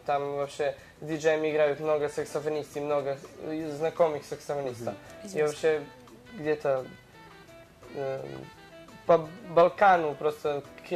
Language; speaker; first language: Russian; non-native, learner; Serbian